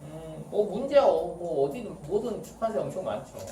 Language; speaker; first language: Korean; native; Korean